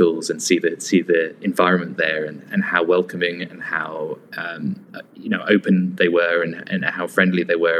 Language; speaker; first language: English; native; English